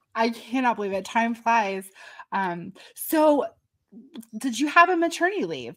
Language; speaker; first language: English; native; English